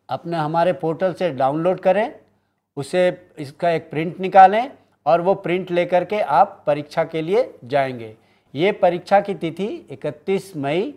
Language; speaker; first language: Hindi; native; Hindi